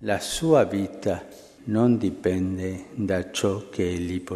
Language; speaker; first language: Italian; non-native, fluent; Spanish